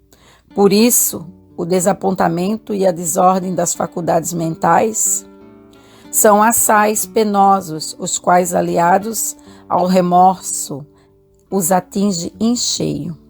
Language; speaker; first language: Portuguese; native; Portuguese